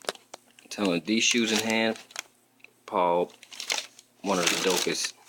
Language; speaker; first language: English; native; English